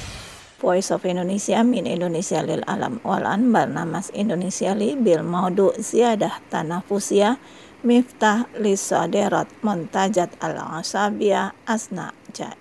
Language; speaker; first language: Arabic; non-native, fluent; Indonesian